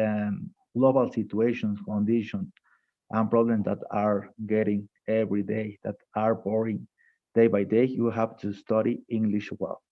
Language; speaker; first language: English; non-native, fluent; Spanish